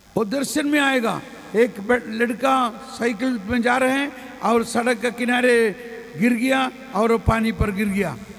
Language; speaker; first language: Hindi; non-native, local second language; Malayalam